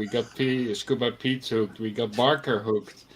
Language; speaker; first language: English; native; English